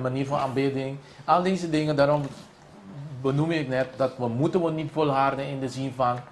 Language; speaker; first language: Dutch; non-native, local second language; Papiamento